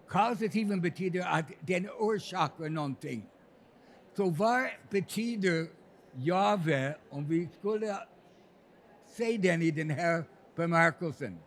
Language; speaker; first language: Swedish; non-native, fluent; English